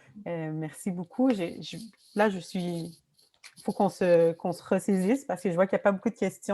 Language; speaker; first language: French; native; French